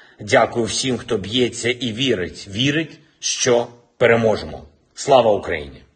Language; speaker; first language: Ukrainian; non-native, local second language; Russian